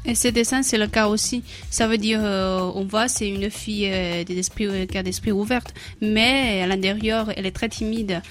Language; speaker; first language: French; non-native, learner; Chinese